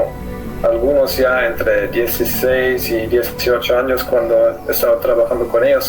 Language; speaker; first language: Spanish; non-native, fluent; German